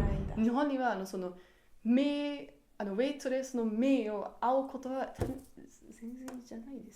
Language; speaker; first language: Japanese; non-native, learner; German